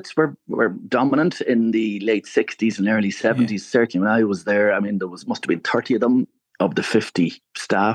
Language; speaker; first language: English; native; English